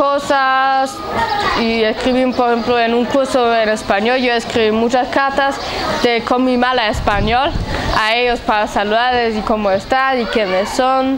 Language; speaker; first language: Spanish; non-native, fluent; German